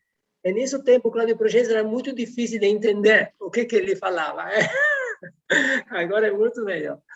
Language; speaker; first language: Portuguese; non-native, fluent; Italian